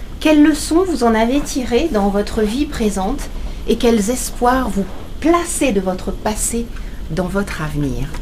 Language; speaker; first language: French; native; French